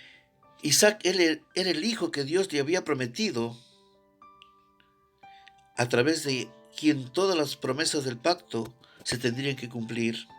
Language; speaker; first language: Spanish; native; Spanish